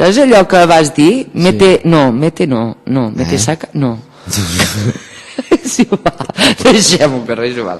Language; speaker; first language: Catalan; native; Catalan